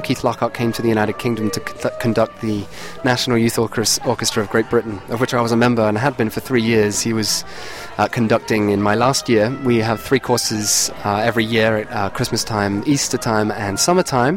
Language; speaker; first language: English; native; English